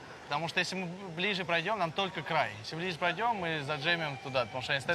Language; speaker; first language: Russian; native; Russian